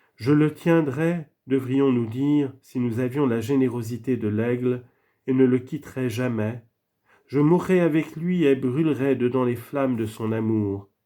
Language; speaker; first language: French; native; French